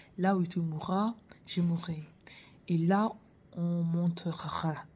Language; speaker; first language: French; non-native, learner; English